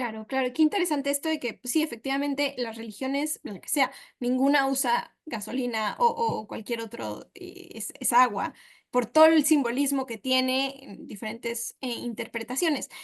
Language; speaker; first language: Spanish; native; Spanish